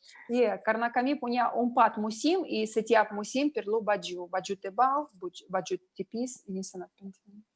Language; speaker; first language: Indonesian; non-native, learner; Russian